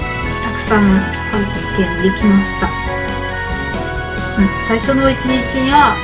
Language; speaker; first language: Japanese; non-native, learner; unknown